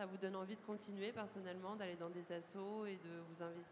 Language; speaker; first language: French; native; French